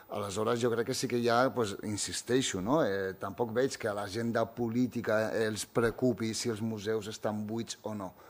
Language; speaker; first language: Catalan; early bilingual, other home language; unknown